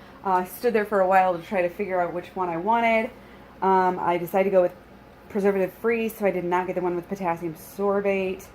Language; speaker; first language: English; native; English